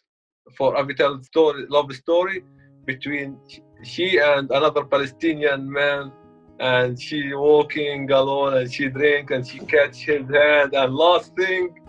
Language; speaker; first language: English; non-native, learner; Arabic